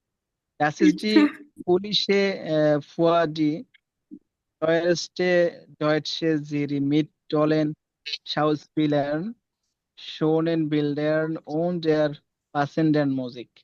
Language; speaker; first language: German; non-native, learner; Bangla